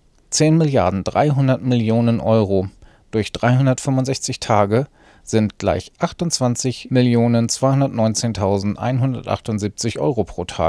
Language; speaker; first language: German; native; German